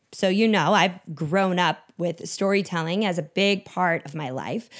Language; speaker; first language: English; native; English